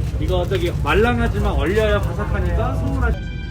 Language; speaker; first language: Korean; native; Korean